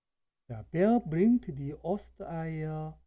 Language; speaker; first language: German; non-native, fluent; Korean